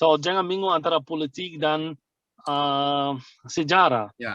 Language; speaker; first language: Indonesian; non-native, fluent; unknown